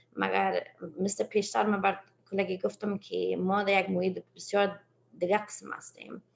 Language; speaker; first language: Persian; early bilingual, heritage; Persian